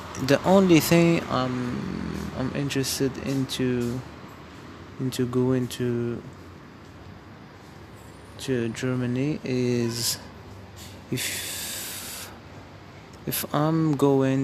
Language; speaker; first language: English; non-native, fluent; Berber languages